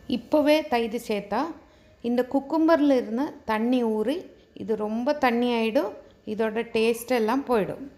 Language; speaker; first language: Tamil; non-native, local second language; Malayalam